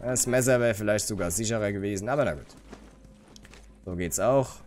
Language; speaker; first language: German; native; German